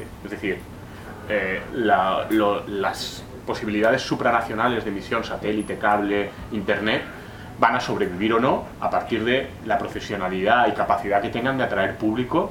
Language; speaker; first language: Spanish; native; Spanish